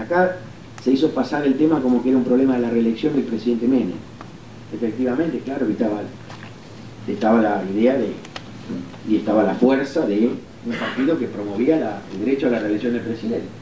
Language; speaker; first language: Spanish; native; Spanish